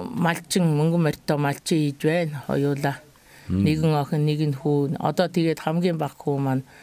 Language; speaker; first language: Mongolian; native; Mongolian